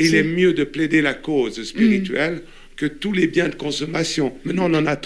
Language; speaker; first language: French; native; French